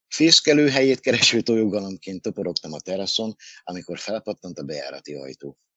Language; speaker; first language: Hungarian; native; Hungarian